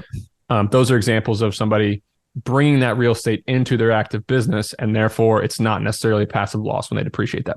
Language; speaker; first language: English; native; English